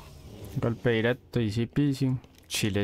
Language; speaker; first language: Spanish; native; Spanish